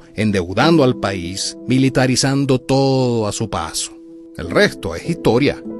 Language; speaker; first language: Spanish; native; Spanish